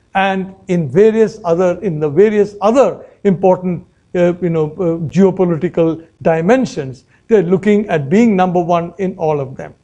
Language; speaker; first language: English; non-native, local second language; Malayalam